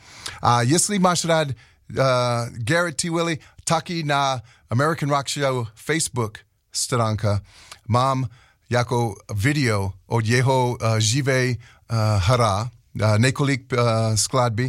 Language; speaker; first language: Czech; non-native, learner; English